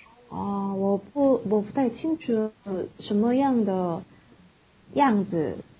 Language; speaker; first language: Chinese; non-native, fluent; Korean